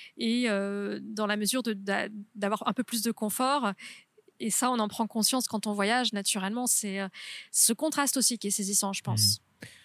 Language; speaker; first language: French; native; French